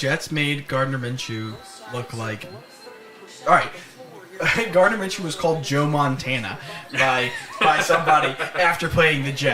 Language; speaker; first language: English; native; English